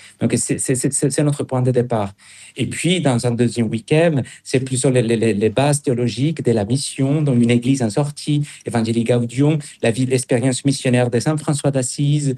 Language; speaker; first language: French; non-native, fluent; Spanish